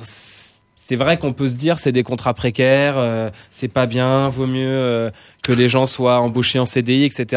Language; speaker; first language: French; native; French